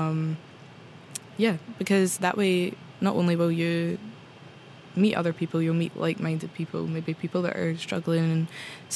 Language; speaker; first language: English; native; English